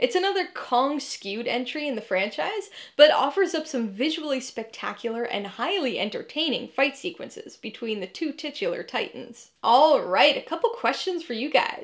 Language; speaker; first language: English; native; English